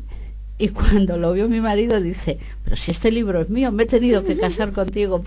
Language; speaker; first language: Spanish; native; Spanish